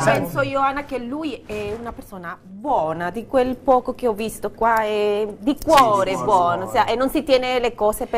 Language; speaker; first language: Italian; non-native, fluent; Spanish